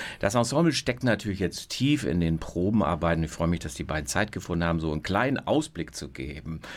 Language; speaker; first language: German; native; German